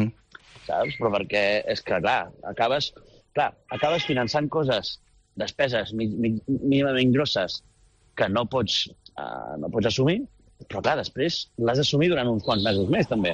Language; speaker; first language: Catalan; native; Catalan